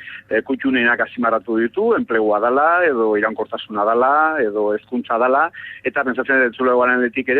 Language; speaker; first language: Basque; native; Basque